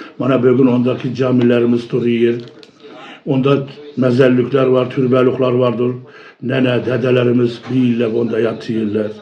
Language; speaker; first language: Turkish; early bilingual, heritage; Turkish